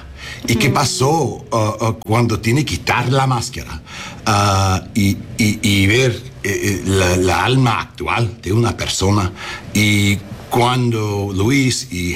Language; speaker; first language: Spanish; early bilingual, heritage; English